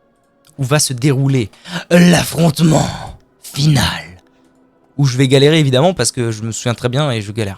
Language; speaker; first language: French; native; French